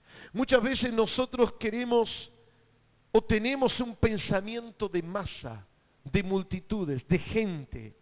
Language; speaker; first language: Spanish; native; Spanish